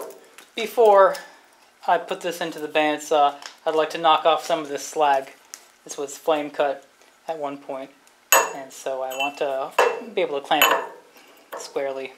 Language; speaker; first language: English; native; English